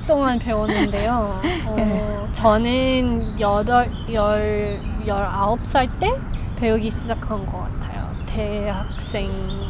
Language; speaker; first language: Korean; non-native, fluent; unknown